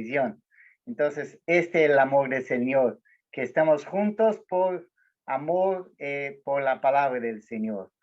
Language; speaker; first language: Spanish; non-native, fluent; Portuguese